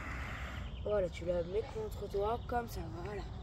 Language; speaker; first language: French; native; French